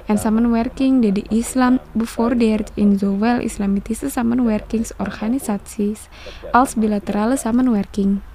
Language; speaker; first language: Dutch; non-native, fluent; Indonesian